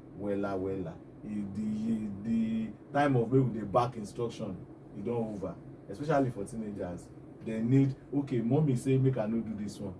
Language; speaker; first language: Nigerian Pidgin; non-native, local second language; Yoruba